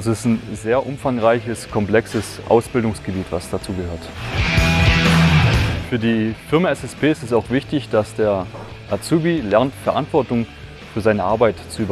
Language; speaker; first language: German; native; German